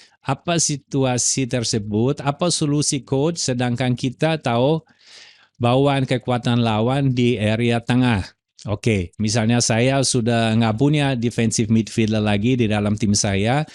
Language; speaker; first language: Indonesian; non-native, fluent; German